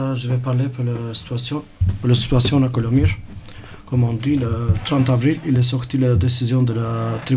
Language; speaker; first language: French; non-native, learner; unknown